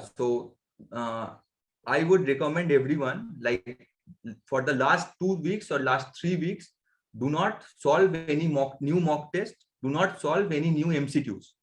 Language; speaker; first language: English; non-native, local second language; Bangla